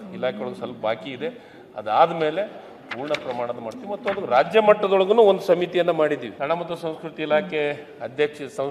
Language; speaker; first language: Kannada; native; Kannada